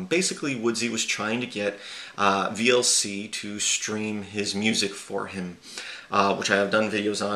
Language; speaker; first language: English; native; English